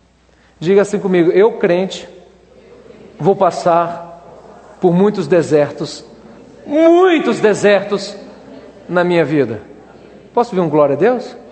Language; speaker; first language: Portuguese; native; Portuguese